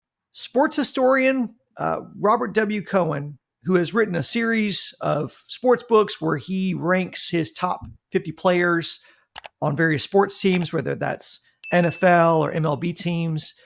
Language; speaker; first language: English; native; English